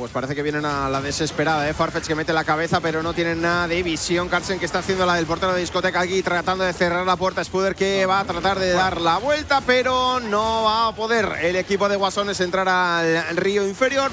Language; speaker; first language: Spanish; native; Spanish